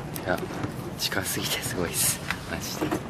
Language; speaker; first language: Japanese; native; Japanese